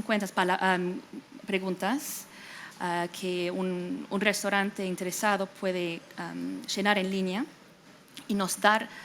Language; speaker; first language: Spanish; non-native, fluent; English